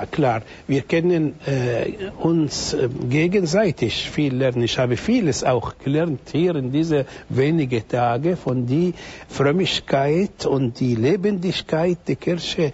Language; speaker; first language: German; non-native, fluent; Arabic